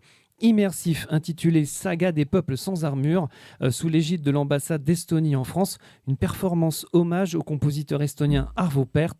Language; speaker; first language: French; native; French